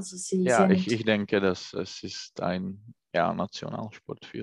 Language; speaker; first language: German; non-native, learner; Czech